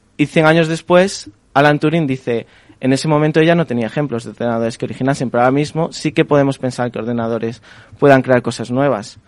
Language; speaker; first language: Spanish; native; Spanish